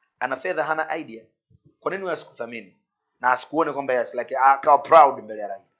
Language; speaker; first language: Swahili; native; Swahili